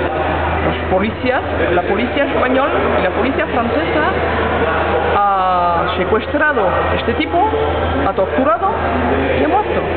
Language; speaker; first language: Spanish; non-native, learner; French